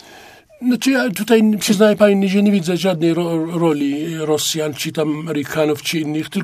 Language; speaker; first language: Polish; non-native, fluent; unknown